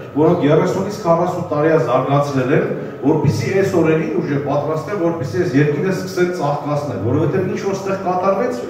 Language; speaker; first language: Armenian; native; Armenian